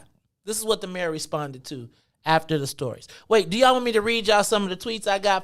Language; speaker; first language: English; native; English